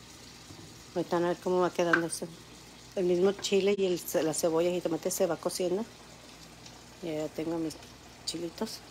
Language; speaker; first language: Spanish; native; Spanish